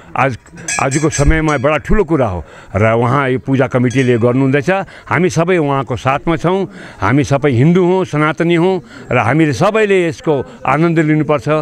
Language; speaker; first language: Nepali; native; Nepali